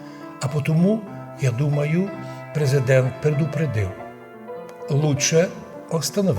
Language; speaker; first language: Ukrainian; non-native, local second language; Rusyn